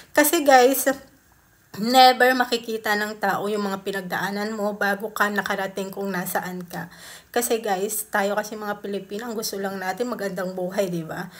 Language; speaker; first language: Filipino; native; Filipino